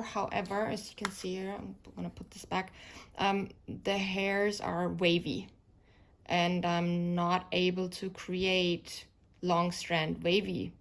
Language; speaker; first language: English; non-native, fluent; German